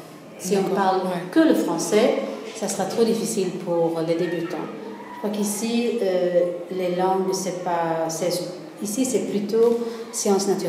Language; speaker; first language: French; non-native, fluent; Swedish